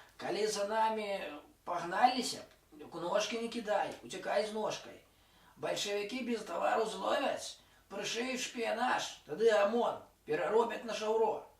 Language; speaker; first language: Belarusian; non-native, local second language; Russian